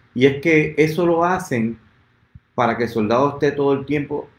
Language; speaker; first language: Spanish; native; Spanish